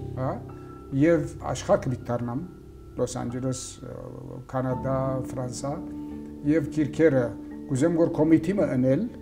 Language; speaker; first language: Armenian; early bilingual, heritage; Armenian